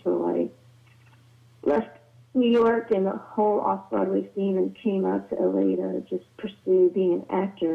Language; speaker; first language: English; native; English